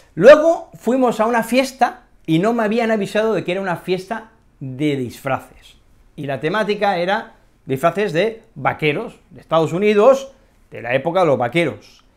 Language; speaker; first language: Spanish; native; Spanish